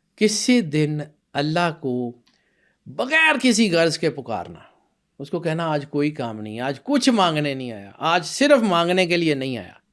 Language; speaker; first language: Urdu; non-native, local second language; Punjabi